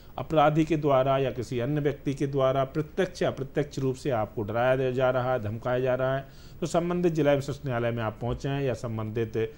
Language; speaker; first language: Hindi; native; Hindi